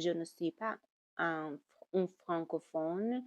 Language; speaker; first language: French; non-native, learner; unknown